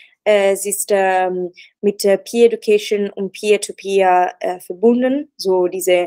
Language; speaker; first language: German; non-native, learner; Italian